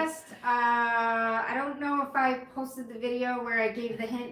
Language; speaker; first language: English; native; English